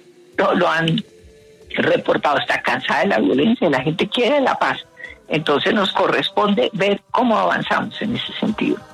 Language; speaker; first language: Spanish; native; Spanish